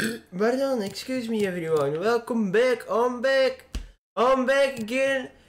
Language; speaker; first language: English; non-native, learner; Dutch